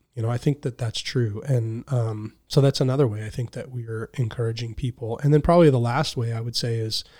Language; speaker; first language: English; native; English